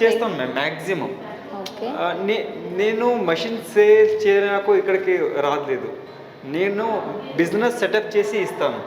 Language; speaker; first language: Telugu; non-native, local second language; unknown